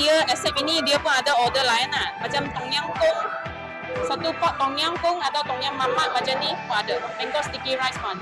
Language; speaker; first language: Malay; non-native, local second language; Chinese